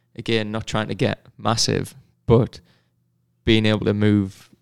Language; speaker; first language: English; native; English